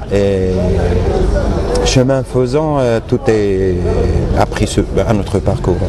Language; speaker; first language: French; non-native, local second language; Arabic